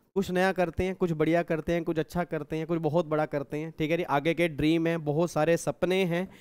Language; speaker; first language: Hindi; native; Hindi